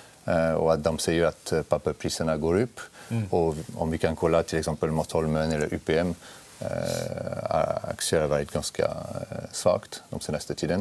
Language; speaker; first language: Swedish; non-native, fluent; French